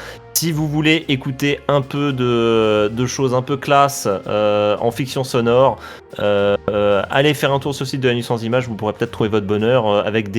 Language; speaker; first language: French; native; French